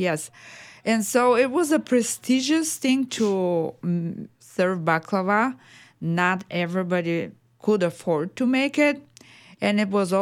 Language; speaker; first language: English; non-native, fluent; Bulgarian